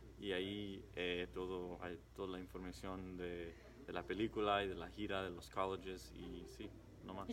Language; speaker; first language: Spanish; early bilingual, heritage; English